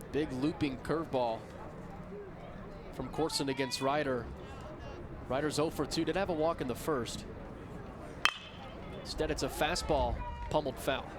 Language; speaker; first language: English; native; English